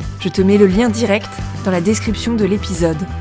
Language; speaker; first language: French; native; French